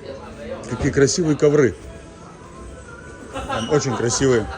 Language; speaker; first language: Russian; native; Russian